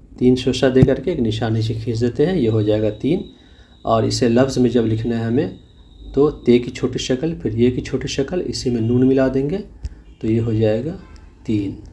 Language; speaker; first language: Hindi; native; Hindi